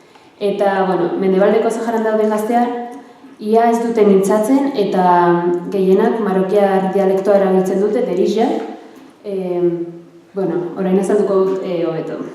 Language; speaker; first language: Basque; early bilingual, other home language; Arabic